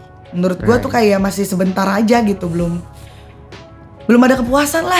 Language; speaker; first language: Indonesian; native; Indonesian